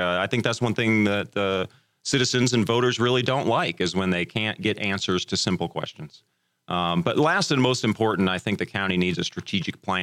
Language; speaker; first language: English; native; English